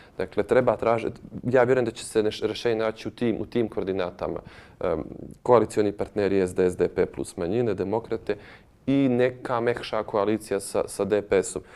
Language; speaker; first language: Bosnian; native; Bosnian